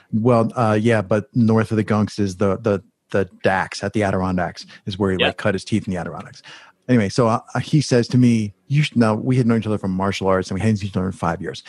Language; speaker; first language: English; native; English